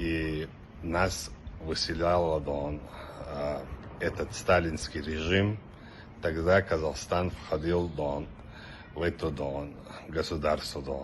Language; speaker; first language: Russian; non-native, local second language; Chechen